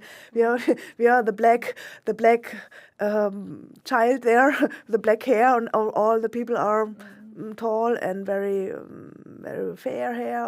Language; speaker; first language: English; non-native, local second language; German